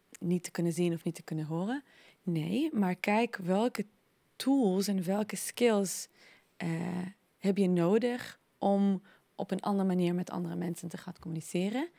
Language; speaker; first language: Dutch; non-native, fluent; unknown